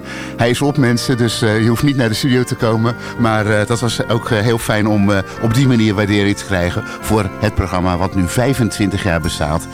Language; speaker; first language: Dutch; native; Dutch